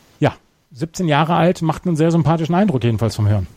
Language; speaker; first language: German; native; German